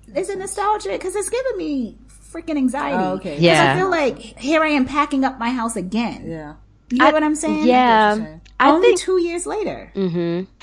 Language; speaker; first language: English; native; English